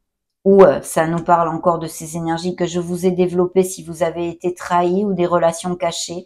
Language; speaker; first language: French; native; French